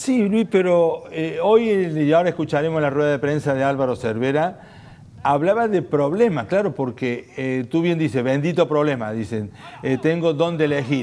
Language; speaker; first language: Spanish; native; Spanish